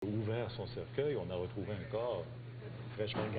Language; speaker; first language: French; native; French